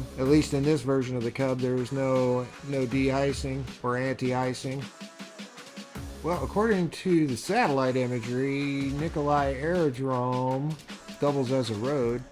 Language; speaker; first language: English; native; English